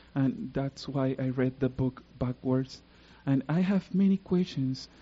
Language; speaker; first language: English; non-native, fluent; Spanish